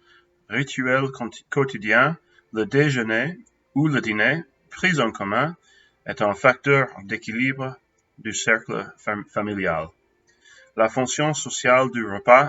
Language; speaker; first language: French; non-native, fluent; English